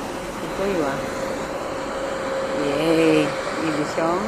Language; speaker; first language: Japanese; non-native, learner; Filipino